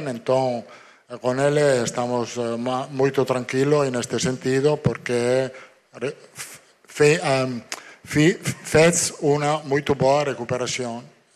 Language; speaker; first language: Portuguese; non-native, fluent; Italian